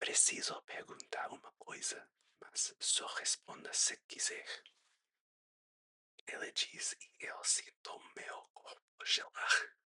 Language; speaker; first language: Portuguese; non-native, learner; English